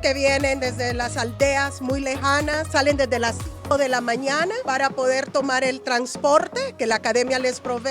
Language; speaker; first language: Spanish; native; Spanish